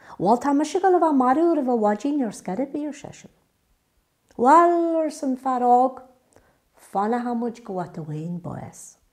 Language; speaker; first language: Irish; native; Irish